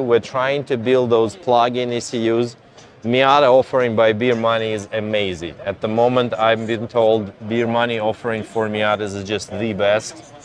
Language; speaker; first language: English; non-native, fluent; Russian